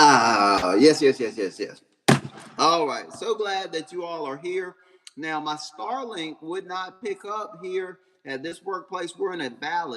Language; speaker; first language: English; native; English